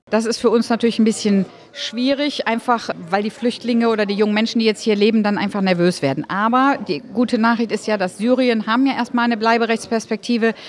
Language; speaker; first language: German; native; German